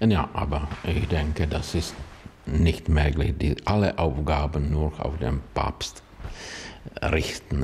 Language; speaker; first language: German; non-native, learner; Czech